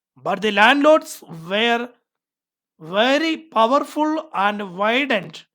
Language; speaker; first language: English; non-native, local second language; Malayalam